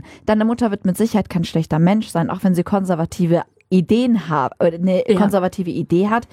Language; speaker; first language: German; native; German